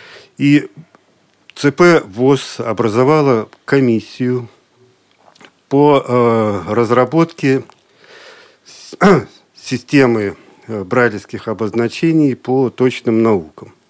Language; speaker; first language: Russian; native; Russian